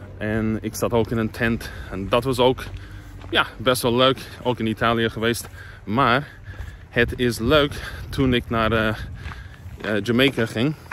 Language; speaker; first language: Dutch; non-native, fluent; English